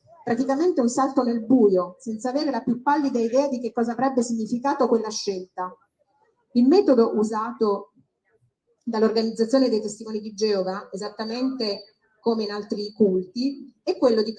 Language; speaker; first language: Italian; native; Italian